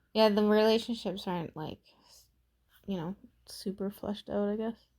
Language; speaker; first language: English; native; English